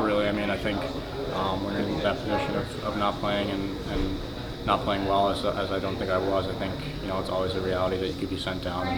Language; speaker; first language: English; native; English